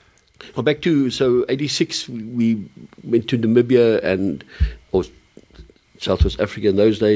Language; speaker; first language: English; early bilingual, other home language; German